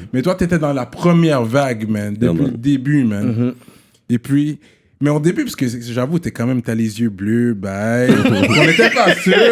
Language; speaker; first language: French; native; French